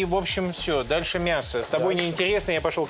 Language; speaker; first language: Russian; native; Russian